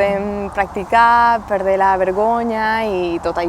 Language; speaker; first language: Catalan; non-native, learner; Spanish